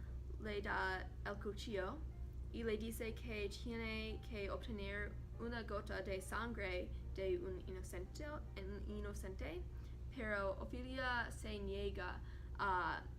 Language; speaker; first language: Spanish; non-native, learner; English